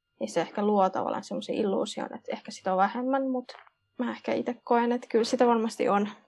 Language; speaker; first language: Finnish; early bilingual, other home language; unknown